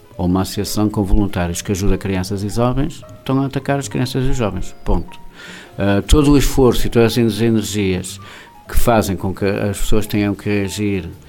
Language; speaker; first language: Portuguese; native; Portuguese